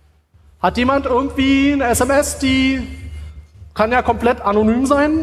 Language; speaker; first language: German; native; German